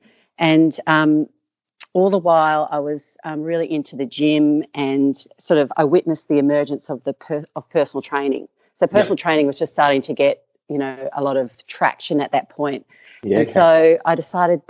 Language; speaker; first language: English; native; English